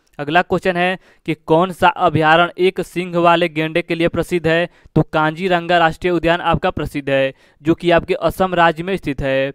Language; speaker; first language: Hindi; native; Hindi